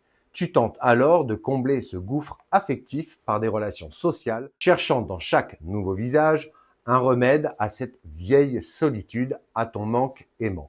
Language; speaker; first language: French; native; French